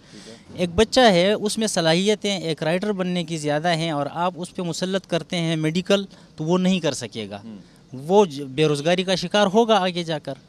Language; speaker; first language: Urdu; native; Urdu